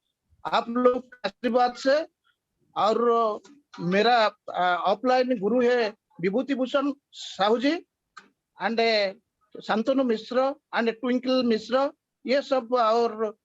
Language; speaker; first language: Hindi; non-native, local second language; Odia